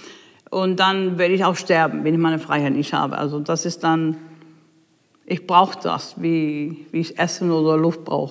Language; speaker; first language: German; non-native, fluent; English